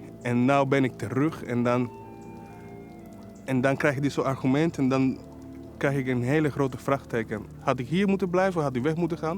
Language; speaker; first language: Dutch; non-native, fluent; Spanish